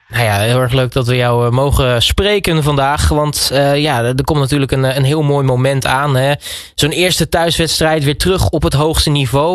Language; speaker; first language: Dutch; native; Dutch